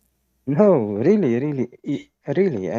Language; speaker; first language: English; non-native, fluent; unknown